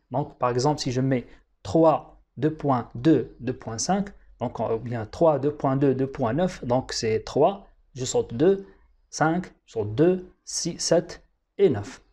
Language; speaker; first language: French; non-native, local second language; Arabic